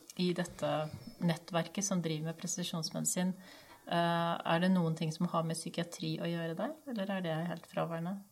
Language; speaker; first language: Norwegian; native; Norwegian